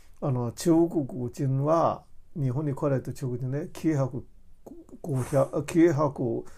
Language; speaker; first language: Japanese; non-native, fluent; Chinese